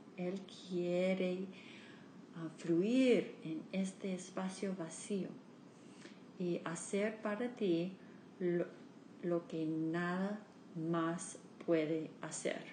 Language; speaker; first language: Spanish; non-native, learner; English